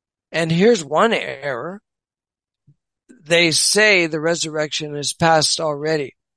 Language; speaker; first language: English; native; English